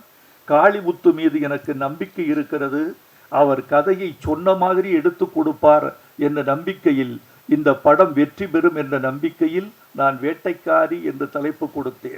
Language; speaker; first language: Tamil; native; Tamil